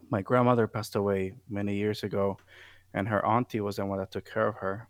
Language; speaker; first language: English; non-native, fluent; Spanish